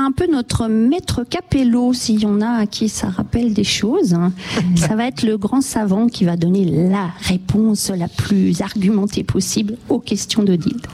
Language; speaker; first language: French; native; French